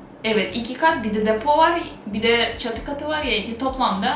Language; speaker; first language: Turkish; non-native, fluent; Russian